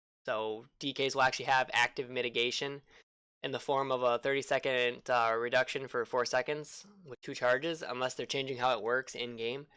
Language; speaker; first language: English; native; English